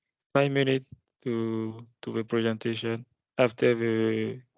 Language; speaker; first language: English; non-native, learner; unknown